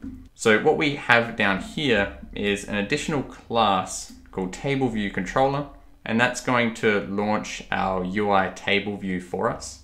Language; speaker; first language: English; native; English